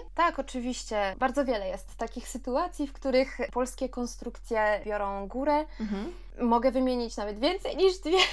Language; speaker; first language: Polish; early bilingual, heritage; Polish